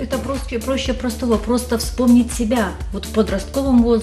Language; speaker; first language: Russian; native; Russian